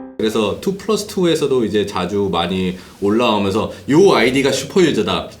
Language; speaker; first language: Korean; early bilingual, heritage; Korean